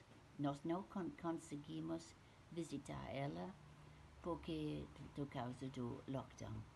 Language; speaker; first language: Portuguese; non-native, fluent; English